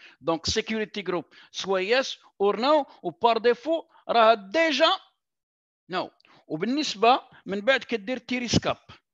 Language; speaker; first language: French; non-native, local second language; Arabic